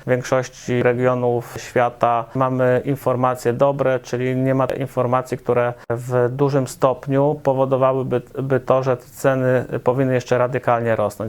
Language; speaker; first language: Polish; native; Polish